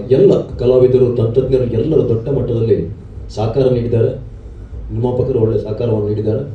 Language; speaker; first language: Kannada; non-native, local second language; Tulu